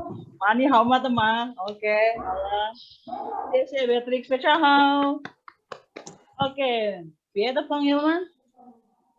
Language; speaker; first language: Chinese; non-native, fluent; Indonesian